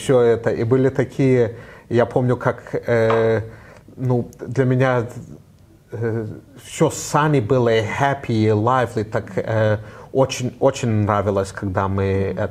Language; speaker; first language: Russian; early bilingual, heritage; Russian